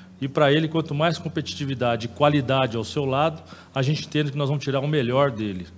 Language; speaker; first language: Portuguese; native; Portuguese